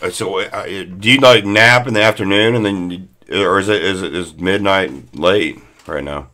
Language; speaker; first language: English; native; English